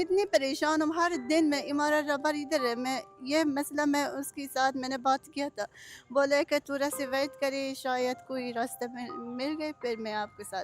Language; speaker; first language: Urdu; non-native, learner; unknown